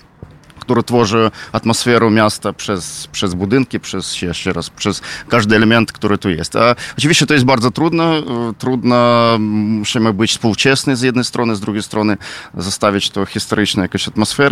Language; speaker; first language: Polish; non-native, fluent; Ukrainian